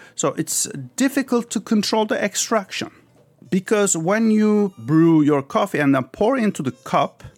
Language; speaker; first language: English; early bilingual, other home language; Turkish